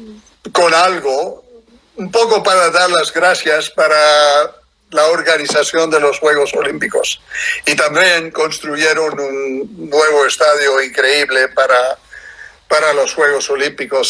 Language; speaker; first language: Spanish; non-native, fluent; English